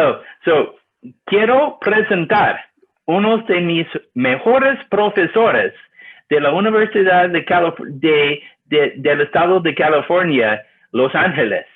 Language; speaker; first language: Spanish; non-native, learner; English